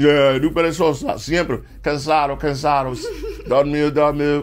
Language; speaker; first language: Spanish; non-native, learner; English